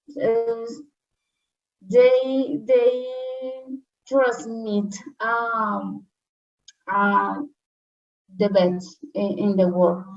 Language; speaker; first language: English; non-native, learner; Spanish